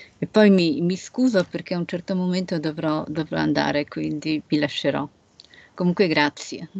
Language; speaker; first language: Italian; non-native, fluent; Polish